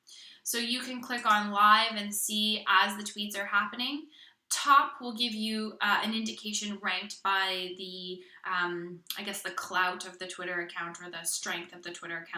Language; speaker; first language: English; native; English